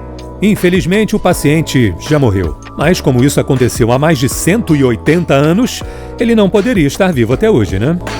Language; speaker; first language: Portuguese; native; Portuguese